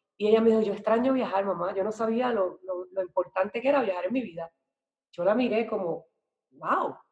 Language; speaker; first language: Spanish; native; Spanish